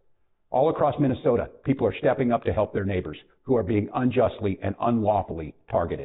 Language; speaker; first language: English; native; English